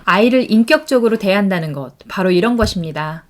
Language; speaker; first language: Korean; native; Korean